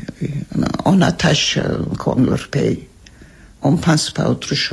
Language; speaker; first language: French; non-native, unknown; Armenian